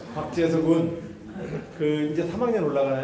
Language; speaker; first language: Korean; native; Korean